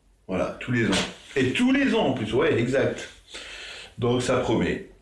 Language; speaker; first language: French; native; French